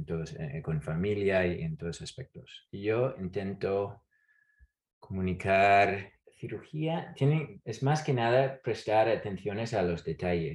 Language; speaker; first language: Spanish; non-native, fluent; English